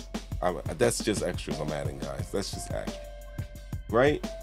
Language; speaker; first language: English; native; English